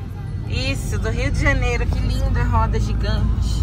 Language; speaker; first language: Portuguese; native; Portuguese